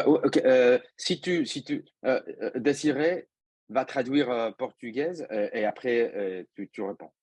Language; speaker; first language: French; non-native, fluent; Spanish